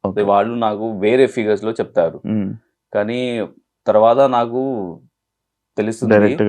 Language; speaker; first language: Telugu; non-native, learner; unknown